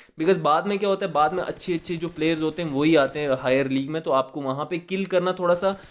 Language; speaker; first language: Hindi; native; Hindi